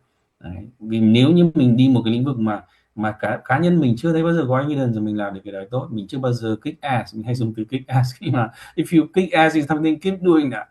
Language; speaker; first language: Vietnamese; native; Vietnamese